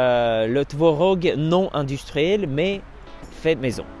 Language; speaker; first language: French; non-native, fluent; Russian